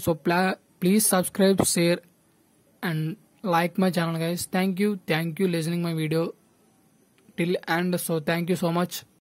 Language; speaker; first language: English; non-native, local second language; Telugu